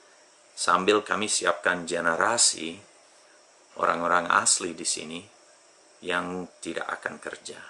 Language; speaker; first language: Indonesian; non-native, fluent; English